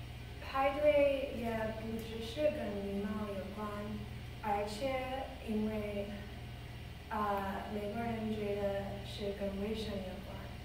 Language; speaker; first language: Chinese; non-native, learner; English